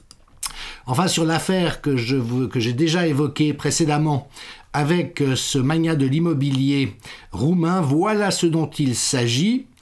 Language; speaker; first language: French; native; French